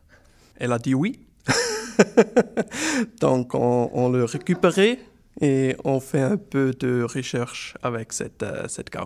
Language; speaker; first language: French; non-native, local second language; German